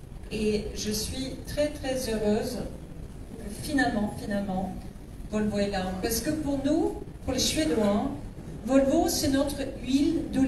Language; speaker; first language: French; non-native, fluent; Swedish